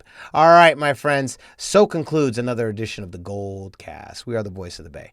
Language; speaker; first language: English; native; English